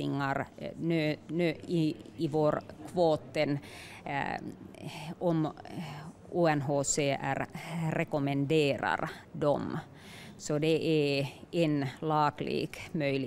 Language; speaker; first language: Swedish; non-native, local second language; Finnish